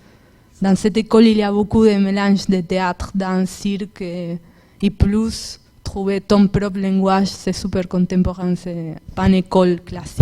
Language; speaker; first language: French; non-native, fluent; Spanish